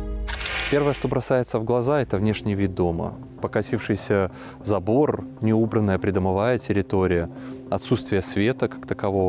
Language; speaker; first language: Russian; native; Russian